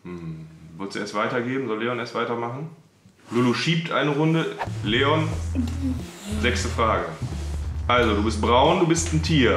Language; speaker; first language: German; native; German